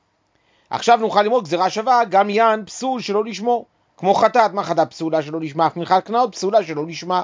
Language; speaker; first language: Hebrew; native; Hebrew